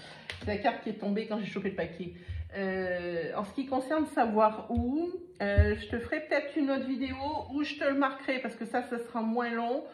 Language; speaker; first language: French; native; French